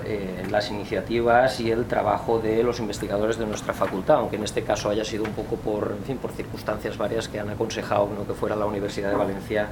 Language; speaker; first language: Spanish; native; Spanish